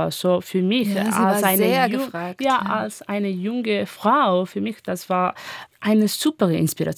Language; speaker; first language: German; non-native, learner; Italian